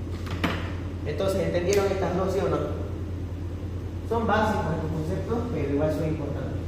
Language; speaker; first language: Spanish; native; Spanish